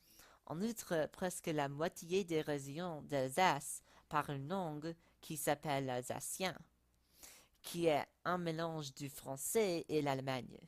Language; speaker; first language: French; non-native, learner; English